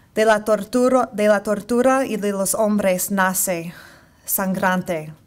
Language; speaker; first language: Spanish; non-native, fluent; English